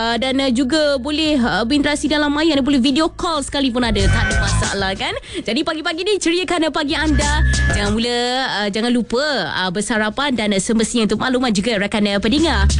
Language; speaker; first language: Malay; native; Malay